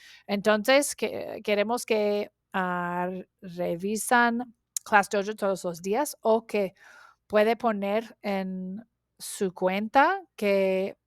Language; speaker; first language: Spanish; non-native, learner; English